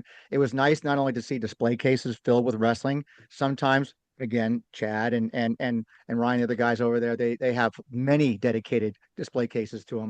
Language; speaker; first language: English; native; English